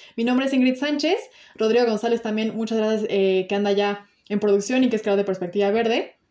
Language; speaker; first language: Spanish; native; Spanish